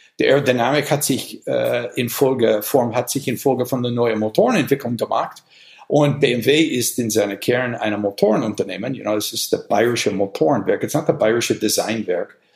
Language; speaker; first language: German; non-native, fluent; English